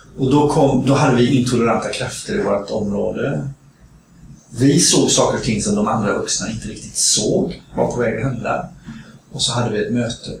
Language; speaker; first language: Swedish; native; Swedish